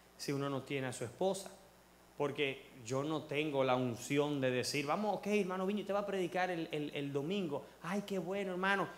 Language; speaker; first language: Spanish; early bilingual, heritage; Spanish